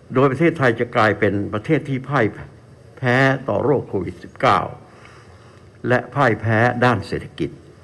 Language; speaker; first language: Thai; native; Thai